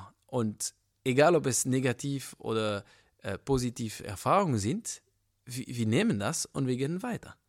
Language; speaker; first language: German; non-native, fluent; French